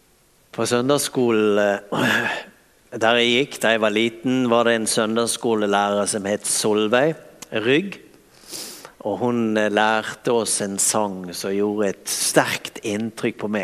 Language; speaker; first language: Norwegian; native; Norwegian